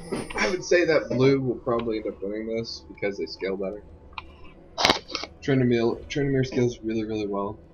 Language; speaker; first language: English; native; English